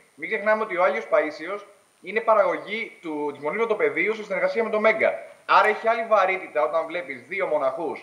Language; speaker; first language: Greek; native; Greek